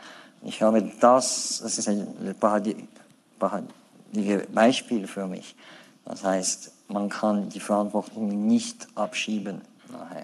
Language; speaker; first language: German; non-native, fluent; French